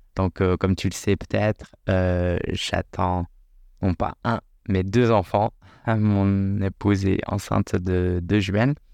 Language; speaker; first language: French; native; French